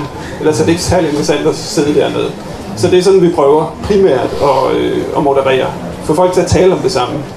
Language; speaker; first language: Danish; native; Danish